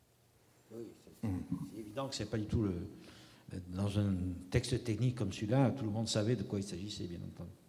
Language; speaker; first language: French; native; French